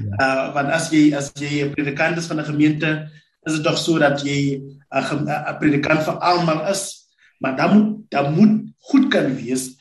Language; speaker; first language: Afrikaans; non-native, local second language; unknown